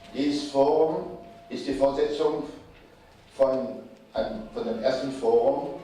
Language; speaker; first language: German; non-native, fluent; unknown